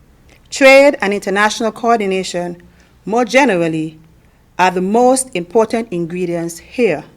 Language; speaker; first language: English; native; English